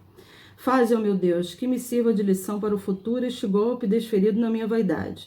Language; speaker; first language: Portuguese; native; Portuguese